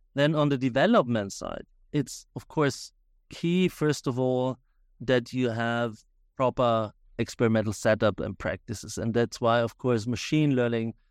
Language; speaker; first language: English; non-native, fluent; German